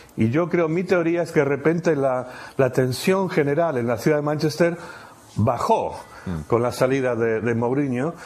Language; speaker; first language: Spanish; native; Spanish